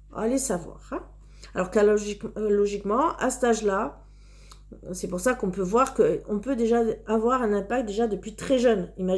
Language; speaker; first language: French; native; French